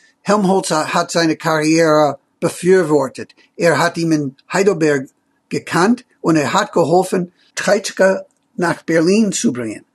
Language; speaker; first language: German; non-native, fluent; English